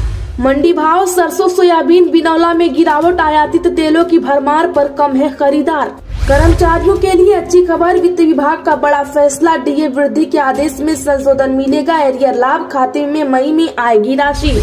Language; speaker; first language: Hindi; native; Hindi